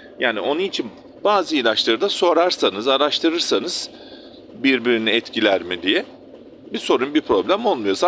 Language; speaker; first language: Turkish; native; Turkish